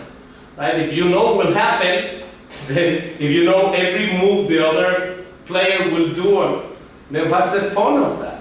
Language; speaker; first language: English; non-native, fluent; Spanish